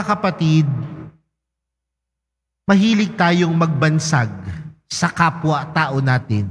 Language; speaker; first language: Filipino; native; Filipino